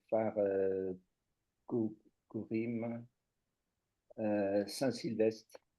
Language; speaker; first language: Hebrew; non-native, learner; French